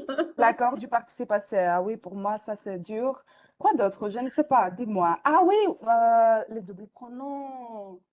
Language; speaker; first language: French; non-native, fluent; Greek